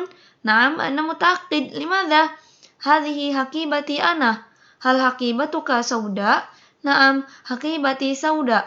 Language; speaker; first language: Arabic; non-native, fluent; Indonesian